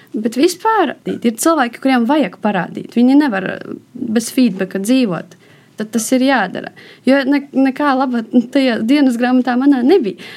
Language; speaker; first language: Latvian; non-native, local second language; Russian